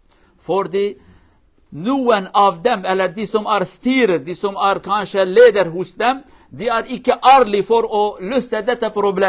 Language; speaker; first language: Norwegian; non-native, fluent; Kurdish